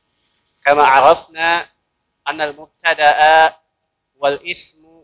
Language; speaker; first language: Arabic; non-native, fluent; Indonesian